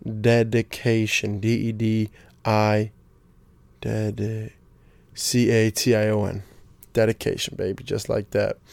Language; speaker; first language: English; native; English